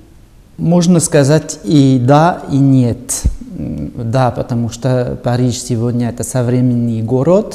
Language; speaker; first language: Russian; non-native, learner; French